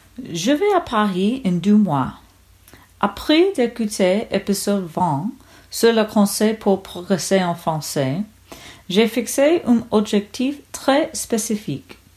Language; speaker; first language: French; non-native, learner; English